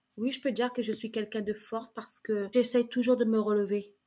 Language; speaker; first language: French; early bilingual, other home language; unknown